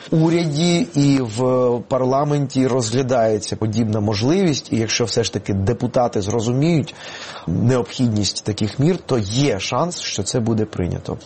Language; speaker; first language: Ukrainian; non-native, local second language; Russian